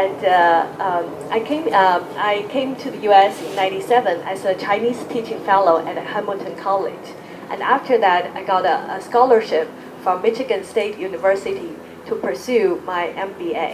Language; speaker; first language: English; non-native, fluent; Chinese